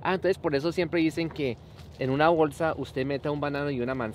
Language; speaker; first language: Spanish; native; Spanish